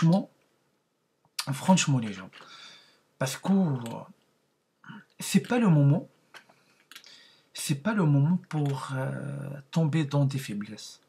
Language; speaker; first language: French; non-native, learner; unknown